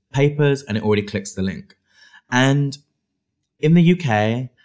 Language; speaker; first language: English; native; English